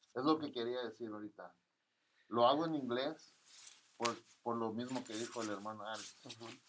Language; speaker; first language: Spanish; early bilingual, heritage; Spanish